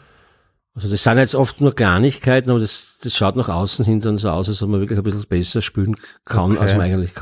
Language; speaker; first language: German; native; German